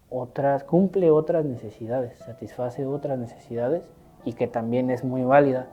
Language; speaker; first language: Spanish; native; Spanish